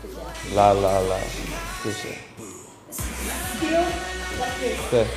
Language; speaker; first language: Chinese; non-native, learner; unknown